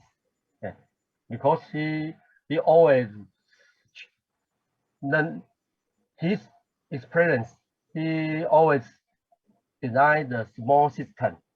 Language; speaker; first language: English; non-native, learner; Chinese